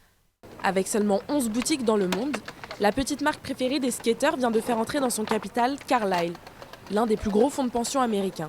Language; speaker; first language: French; native; French